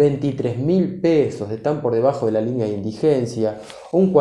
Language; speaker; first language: Spanish; native; Spanish